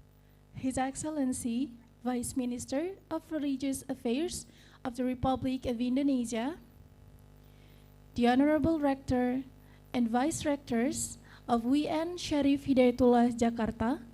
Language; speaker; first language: English; non-native, fluent; Indonesian